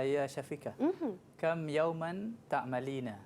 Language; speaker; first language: Arabic; non-native, fluent; Malay